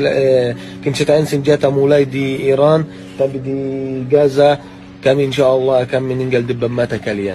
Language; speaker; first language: Indonesian; non-native, fluent; Arabic